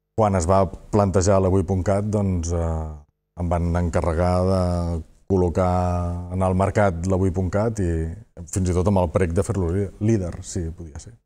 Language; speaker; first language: Catalan; native; Catalan